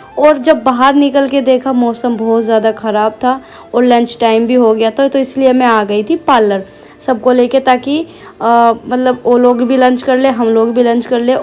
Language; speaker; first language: Hindi; non-native, local second language; Bangla